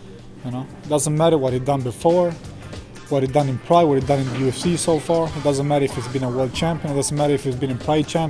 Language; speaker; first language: English; non-native, fluent; Swedish